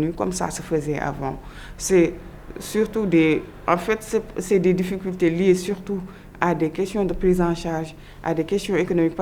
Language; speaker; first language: French; non-native, local second language; Wolof